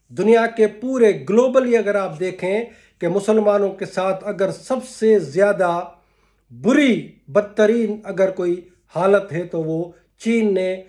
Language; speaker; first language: Urdu; non-native, local second language; Sindhi